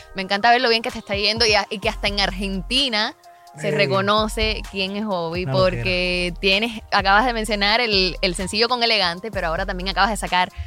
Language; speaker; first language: Spanish; native; Spanish